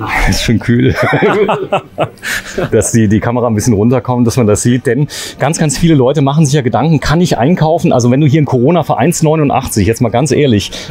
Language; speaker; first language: German; native; German